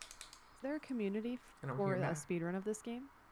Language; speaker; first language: English; native; English